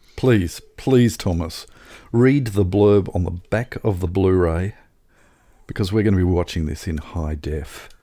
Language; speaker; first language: English; native; English